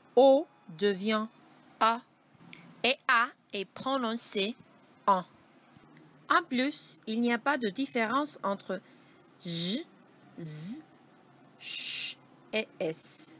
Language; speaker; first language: French; non-native, learner; Spanish